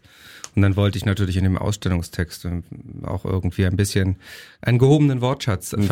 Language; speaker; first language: German; native; German